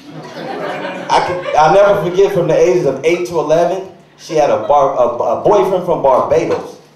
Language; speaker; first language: English; native; English